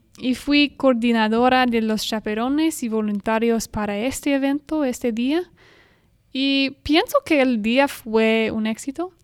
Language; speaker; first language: Spanish; non-native, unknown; English